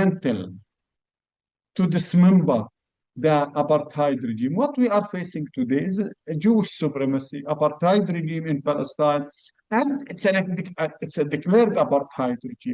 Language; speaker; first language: English; non-native, fluent; Arabic